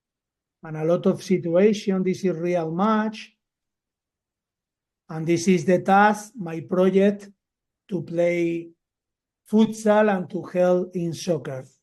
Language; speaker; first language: English; non-native, learner; Spanish